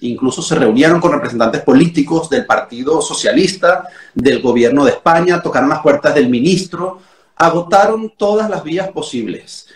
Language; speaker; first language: Spanish; native; Spanish